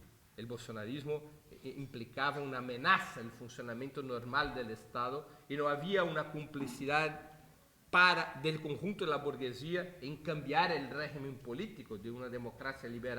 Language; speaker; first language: Spanish; non-native, fluent; Portuguese